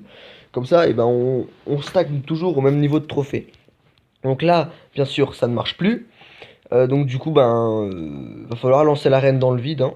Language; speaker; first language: French; native; French